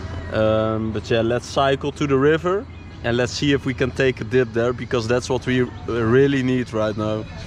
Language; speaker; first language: English; non-native, fluent; Dutch